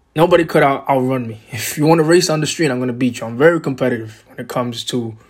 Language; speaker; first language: English; native; English